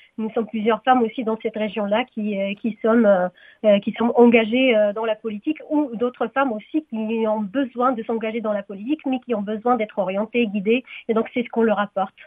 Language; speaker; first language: French; non-native, local second language; Arabic